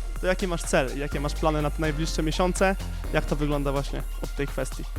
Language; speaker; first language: Polish; native; Polish